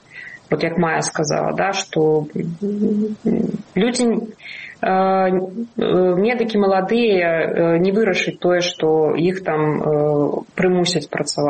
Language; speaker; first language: Belarusian; non-native, local second language; Russian